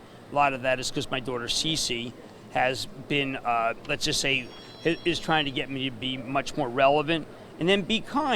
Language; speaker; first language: English; native; English